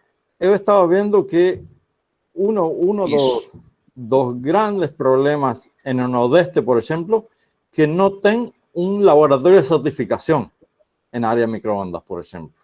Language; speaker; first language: Portuguese; non-native, fluent; Spanish